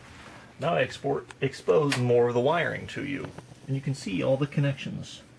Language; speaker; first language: English; native; English